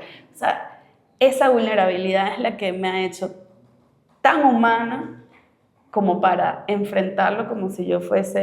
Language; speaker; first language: Spanish; native; Spanish